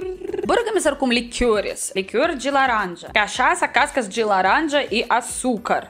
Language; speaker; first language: Portuguese; non-native, learner; Russian